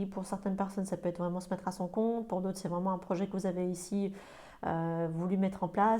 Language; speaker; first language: French; native; French